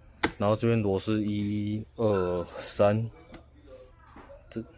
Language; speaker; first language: Chinese; native; Chinese